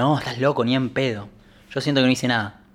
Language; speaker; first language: Spanish; native; Spanish